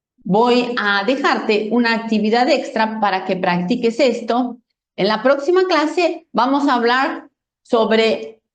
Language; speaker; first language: Spanish; non-native, fluent; Portuguese